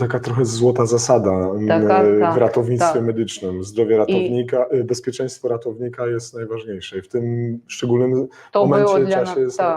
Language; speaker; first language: Polish; native; Polish